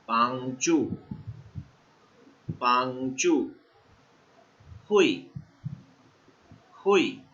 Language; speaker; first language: Chinese; non-native, fluent; Urdu